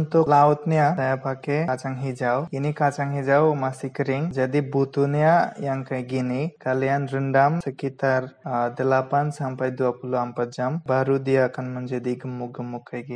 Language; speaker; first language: Indonesian; non-native, fluent; Bangla